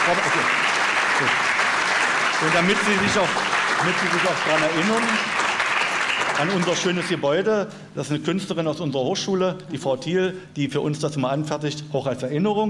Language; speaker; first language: German; native; German